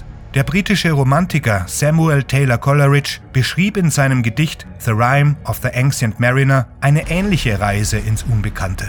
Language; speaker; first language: German; native; German